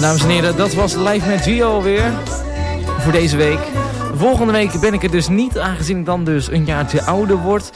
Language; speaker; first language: Dutch; native; Dutch